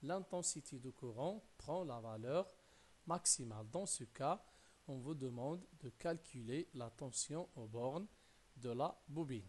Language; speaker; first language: French; non-native, local second language; Arabic